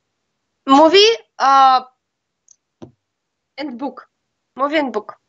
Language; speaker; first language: English; non-native, learner; Russian